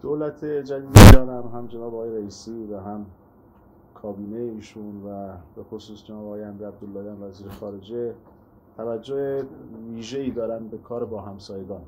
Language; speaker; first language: Persian; native; Persian